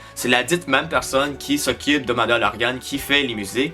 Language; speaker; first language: French; native; French